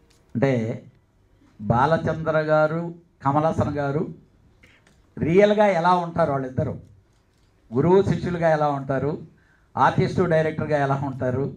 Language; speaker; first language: Telugu; native; Telugu